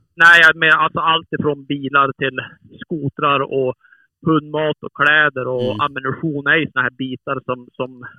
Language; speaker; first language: Swedish; native; Swedish